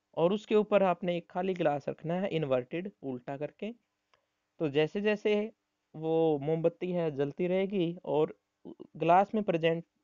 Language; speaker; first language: Hindi; native; Hindi